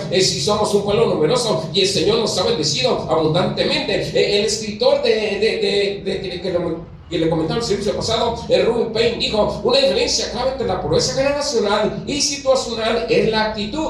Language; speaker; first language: Spanish; native; Spanish